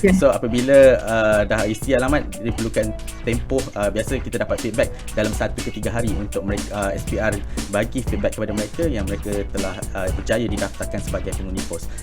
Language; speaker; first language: Malay; native; Malay